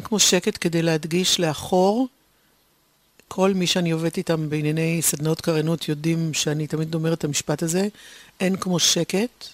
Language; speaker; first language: Hebrew; native; Hebrew